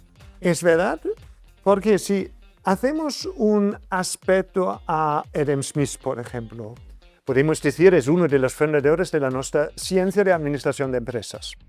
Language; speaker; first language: Spanish; non-native, fluent; German